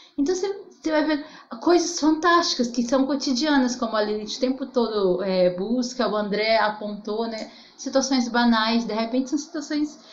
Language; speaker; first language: Portuguese; native; Portuguese